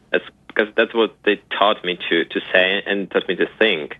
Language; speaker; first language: English; non-native, fluent; Ukrainian